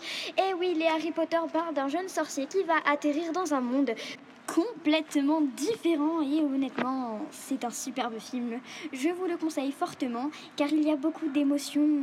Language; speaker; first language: French; native; French